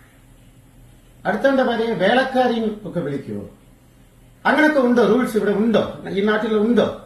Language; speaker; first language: Malayalam; non-native, fluent; Tamil